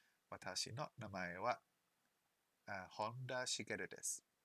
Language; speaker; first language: Japanese; non-native, learner; English